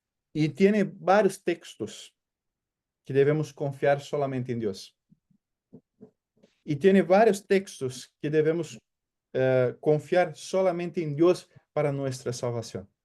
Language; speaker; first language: Spanish; non-native, fluent; Portuguese